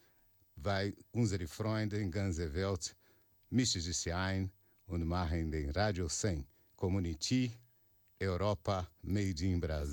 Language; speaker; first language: German; non-native, learner; Portuguese